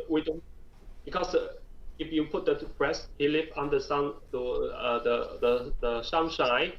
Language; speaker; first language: English; non-native, learner; Chinese